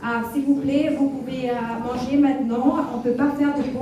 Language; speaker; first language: French; non-native, fluent; German